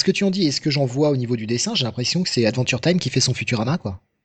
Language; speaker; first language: French; native; French